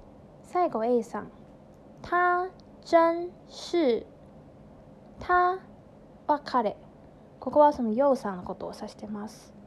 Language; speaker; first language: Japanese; non-native, fluent; Chinese